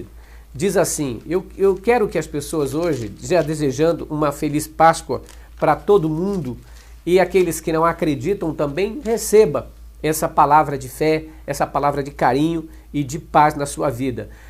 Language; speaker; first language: Portuguese; native; Portuguese